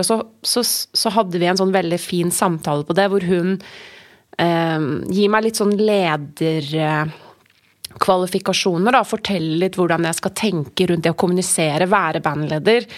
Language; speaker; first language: Norwegian; native; Norwegian